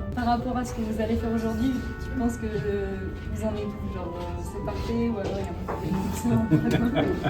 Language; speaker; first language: French; native; French